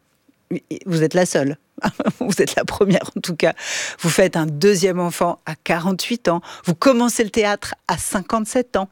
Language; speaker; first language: French; native; French